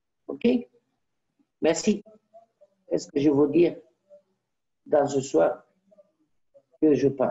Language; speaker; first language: French; non-native, learner; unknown